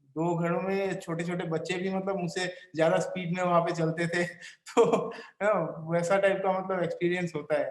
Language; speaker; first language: Hindi; non-native, local second language; Assamese